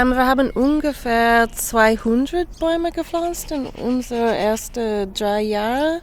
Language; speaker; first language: German; non-native, fluent; English